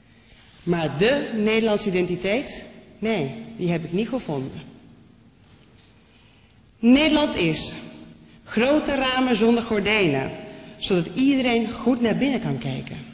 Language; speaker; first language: Dutch; non-native, fluent; Spanish